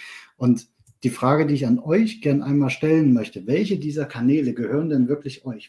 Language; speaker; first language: German; native; German